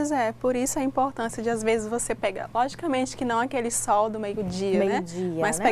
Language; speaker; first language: Portuguese; native; Portuguese